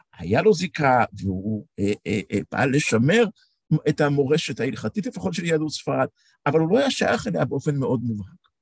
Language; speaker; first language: Hebrew; native; Hebrew